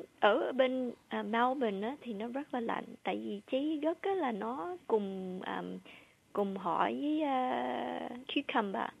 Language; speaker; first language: Vietnamese; early bilingual, heritage; Vietnamese